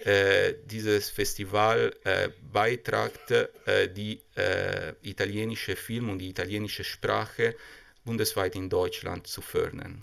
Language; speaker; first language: German; non-native, fluent; Italian